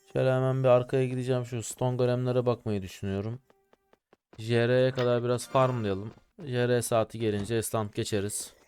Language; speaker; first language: Turkish; native; Turkish